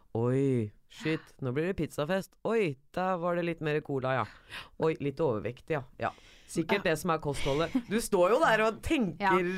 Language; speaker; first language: Norwegian; early bilingual, other home language; Persian